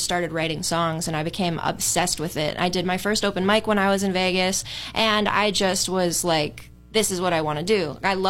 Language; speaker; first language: English; native; English